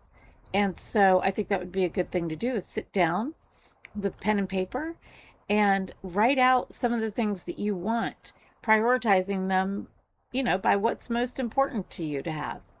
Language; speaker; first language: English; native; English